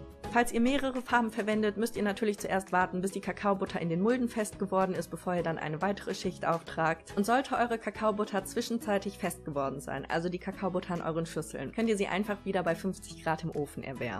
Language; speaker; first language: German; native; German